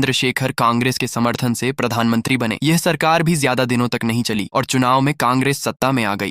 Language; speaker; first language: Hindi; native; Hindi